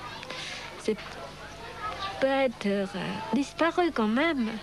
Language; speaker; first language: French; non-native, learner; Khmer